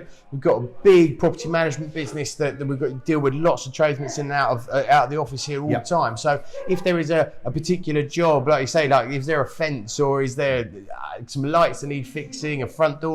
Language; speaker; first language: English; native; English